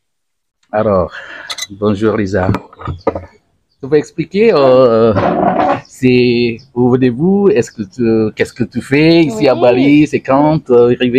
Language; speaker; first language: French; non-native, learner; Indonesian